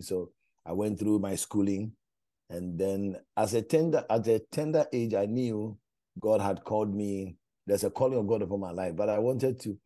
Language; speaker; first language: English; non-native, local second language; Akan